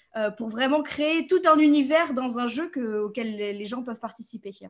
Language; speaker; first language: French; native; French